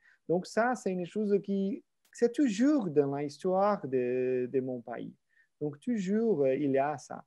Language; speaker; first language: French; non-native, fluent; Portuguese